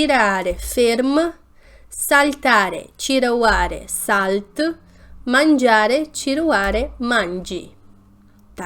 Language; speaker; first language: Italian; non-native, fluent; Portuguese